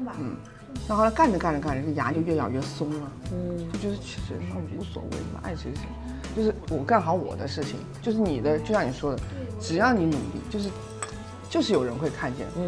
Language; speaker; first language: Chinese; native; Chinese